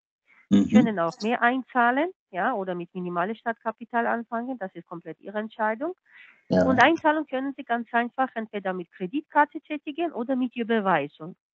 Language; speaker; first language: German; non-native, fluent; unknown